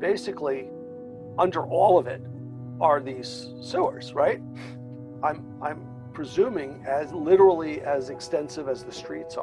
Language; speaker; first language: English; native; English